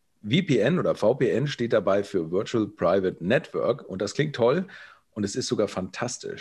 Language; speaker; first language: German; native; German